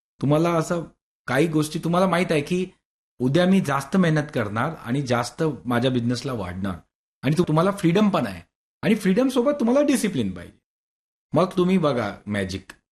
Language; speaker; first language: Marathi; non-native, local second language; Hindi